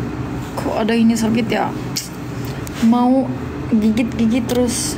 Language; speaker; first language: Indonesian; non-native, fluent; Turkish